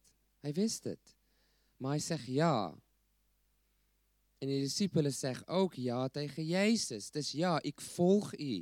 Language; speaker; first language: Dutch; non-native, fluent; English